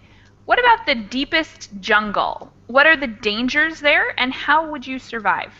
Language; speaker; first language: English; native; English